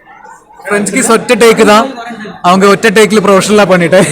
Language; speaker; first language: Tamil; non-native, learner; Malayalam